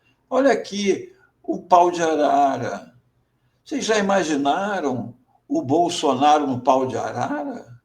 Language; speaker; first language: Portuguese; native; Portuguese